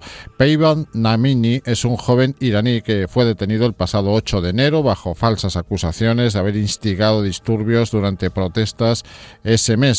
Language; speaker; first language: Spanish; native; Spanish